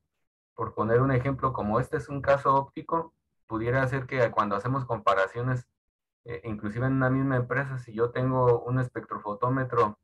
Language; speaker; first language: Spanish; native; Spanish